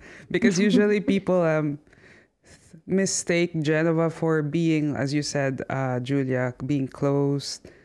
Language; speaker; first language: English; non-native, local second language; Filipino